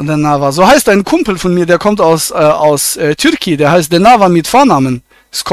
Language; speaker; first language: German; native; German